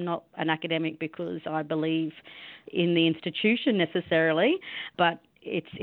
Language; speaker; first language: English; native; English